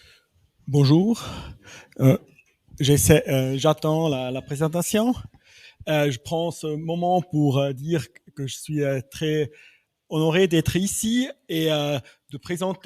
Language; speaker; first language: French; non-native, fluent; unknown